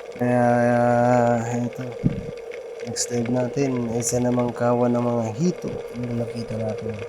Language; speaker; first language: Filipino; native; Filipino